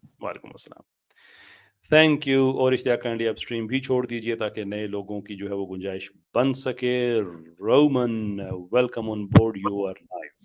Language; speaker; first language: Urdu; native; Urdu